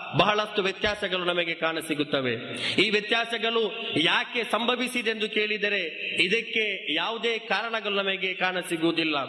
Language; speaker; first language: Kannada; non-native, local second language; Badaga